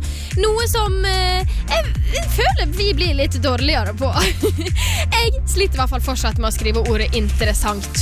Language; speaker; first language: Norwegian; native; Norwegian